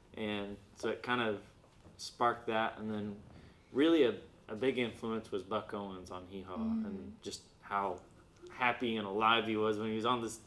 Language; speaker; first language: English; native; English